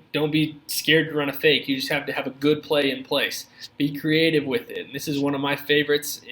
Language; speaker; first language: English; native; English